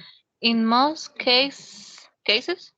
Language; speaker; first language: English; non-native, learner; Spanish